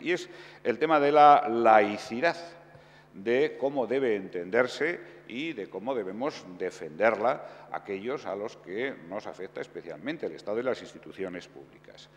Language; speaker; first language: Spanish; native; Spanish